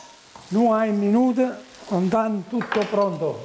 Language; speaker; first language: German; non-native, learner; Italian